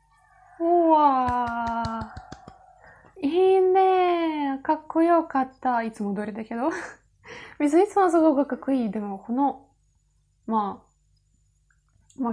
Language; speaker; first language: Japanese; non-native, learner; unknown